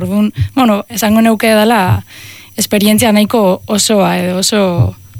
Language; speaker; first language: Basque; native; Basque